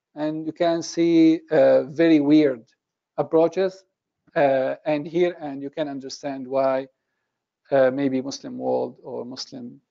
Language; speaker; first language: English; non-native, fluent; Arabic